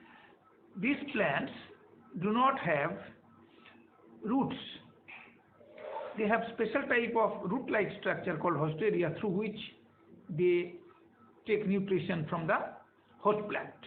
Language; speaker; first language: English; non-native, local second language; Bangla